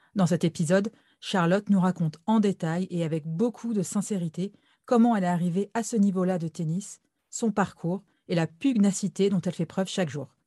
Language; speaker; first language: French; native; French